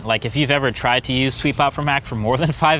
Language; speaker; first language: English; native; English